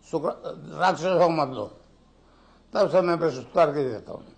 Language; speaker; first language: Hindi; native; Hindi